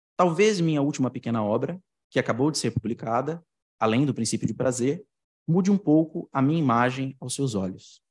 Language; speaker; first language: Portuguese; native; Portuguese